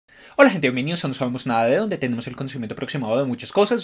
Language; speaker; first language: Spanish; native; Spanish